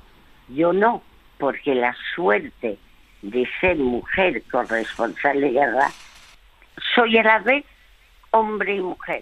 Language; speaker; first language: Spanish; early bilingual, other home language; French